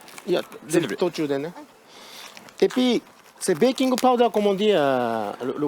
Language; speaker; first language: French; non-native, learner; Japanese